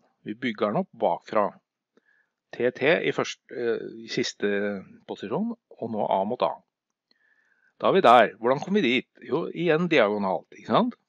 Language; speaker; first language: Norwegian; native; Norwegian